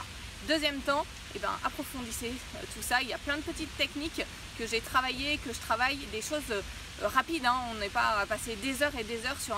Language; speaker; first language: French; native; French